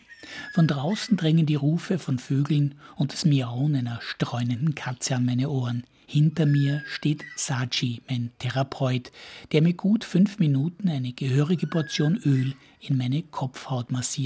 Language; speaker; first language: German; native; German